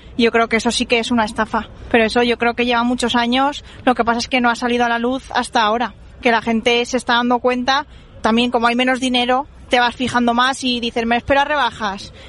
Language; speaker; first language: Spanish; native; Spanish